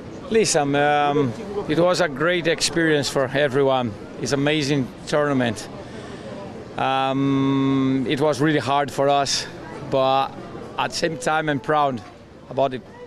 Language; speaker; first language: English; non-native, fluent; Portuguese